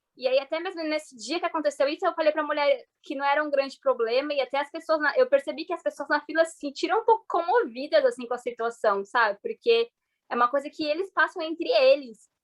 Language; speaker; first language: Portuguese; native; Portuguese